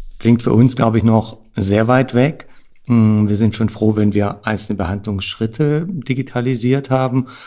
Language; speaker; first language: German; native; German